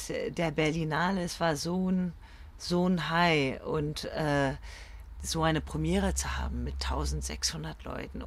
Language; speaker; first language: German; early bilingual, other home language; French